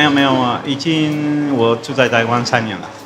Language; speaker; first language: Chinese; non-native, learner; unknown